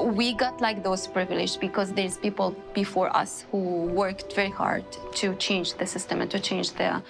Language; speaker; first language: English; non-native, fluent; Arabic